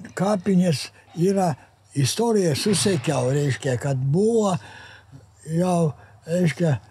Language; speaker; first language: Lithuanian; non-native, local second language; Yiddish